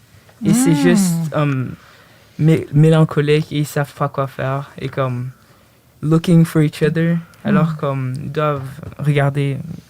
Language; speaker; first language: French; early bilingual, other home language; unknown